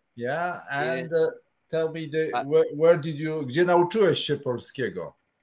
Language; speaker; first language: Polish; native; Polish